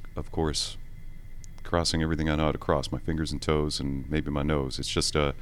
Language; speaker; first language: English; native; English